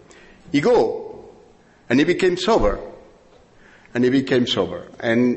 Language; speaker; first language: English; non-native, learner; French